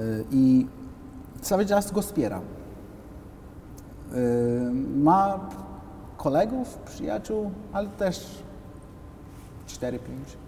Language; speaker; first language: Polish; non-native, fluent; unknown